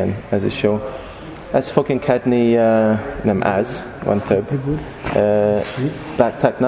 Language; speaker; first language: Hungarian; non-native, learner; English